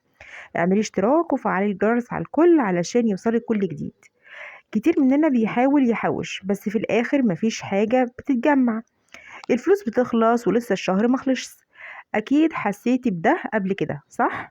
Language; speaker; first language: Arabic; native; Arabic